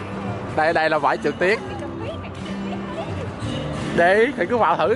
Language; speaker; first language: Vietnamese; native; Vietnamese